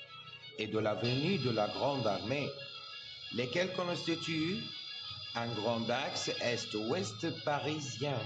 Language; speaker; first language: French; non-native, learner; Arabic